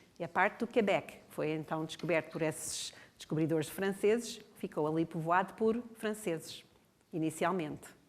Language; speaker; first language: Portuguese; non-native, fluent; English